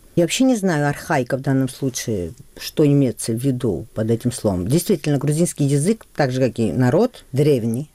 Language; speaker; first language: Russian; non-native, local second language; Georgian